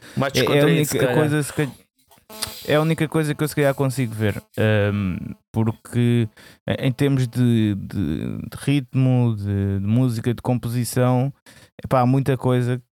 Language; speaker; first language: Portuguese; native; Portuguese